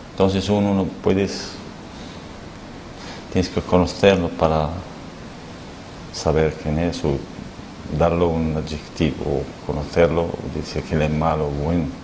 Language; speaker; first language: Spanish; non-native, learner; Arabic